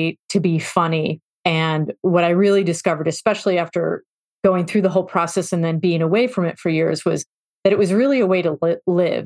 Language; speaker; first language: English; native; English